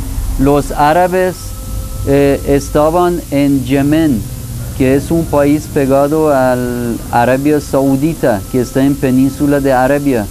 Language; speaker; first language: Spanish; non-native, fluent; Persian